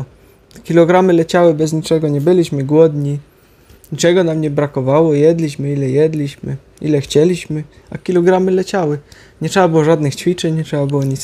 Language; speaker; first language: Polish; native; Polish